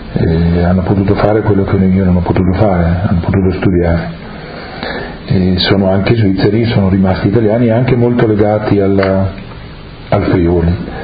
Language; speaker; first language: Italian; non-native, local second language; Friulian